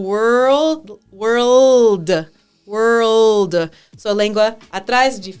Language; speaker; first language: Portuguese; non-native, fluent; English